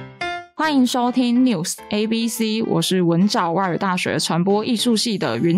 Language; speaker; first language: Chinese; native; Chinese